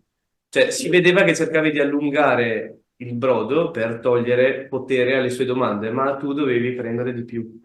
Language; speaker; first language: Italian; native; Italian